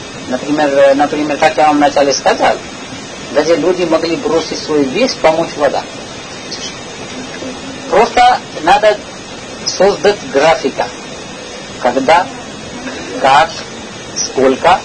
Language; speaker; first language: Russian; non-native, learner; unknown